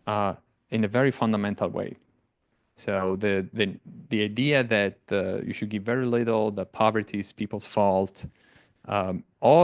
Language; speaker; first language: English; non-native, fluent; Italian